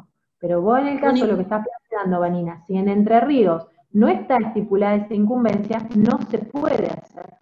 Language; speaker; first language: Spanish; native; Spanish